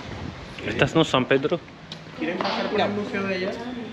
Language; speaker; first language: Spanish; non-native, learner; Turkish